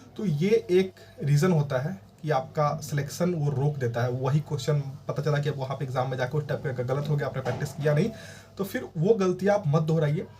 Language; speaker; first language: Hindi; native; Hindi